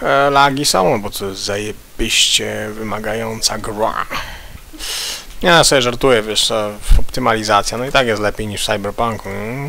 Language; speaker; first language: Polish; native; Polish